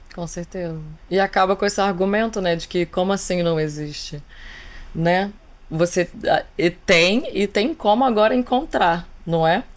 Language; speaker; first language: Portuguese; native; Portuguese